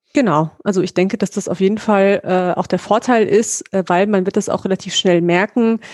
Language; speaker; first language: German; native; German